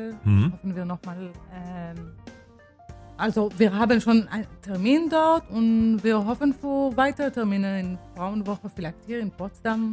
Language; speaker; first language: German; non-native, fluent; Hebrew